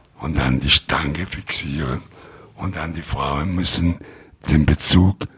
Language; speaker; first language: German; non-native, learner; Italian